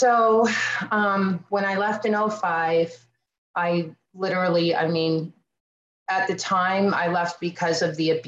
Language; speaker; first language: English; native; English